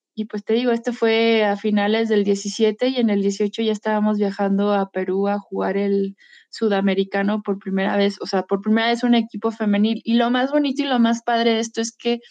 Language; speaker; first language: Spanish; native; Spanish